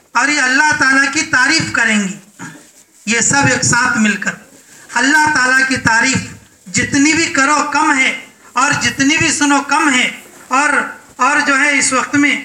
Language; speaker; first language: Urdu; native; Urdu